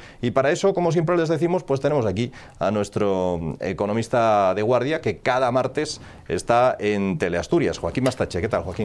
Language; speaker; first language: Spanish; native; Spanish